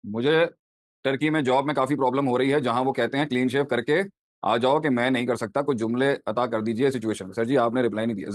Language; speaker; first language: Urdu; native; Urdu